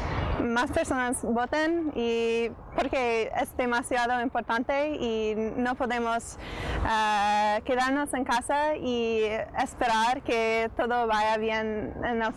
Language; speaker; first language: Spanish; non-native, fluent; English